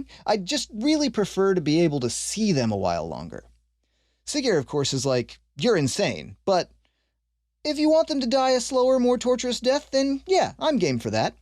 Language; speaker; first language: English; native; English